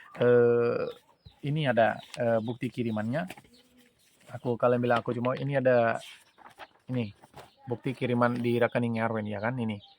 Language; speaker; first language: Indonesian; non-native, fluent; Urdu